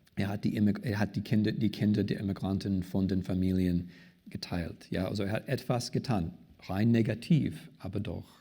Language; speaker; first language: German; non-native, fluent; English